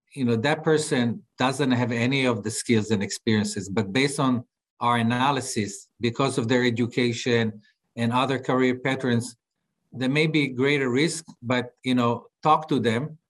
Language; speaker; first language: English; non-native, fluent; Hebrew